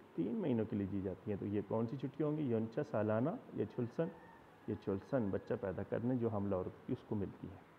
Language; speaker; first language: Urdu; non-native, local second language; Punjabi